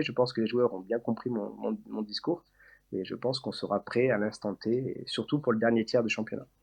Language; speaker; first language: French; native; French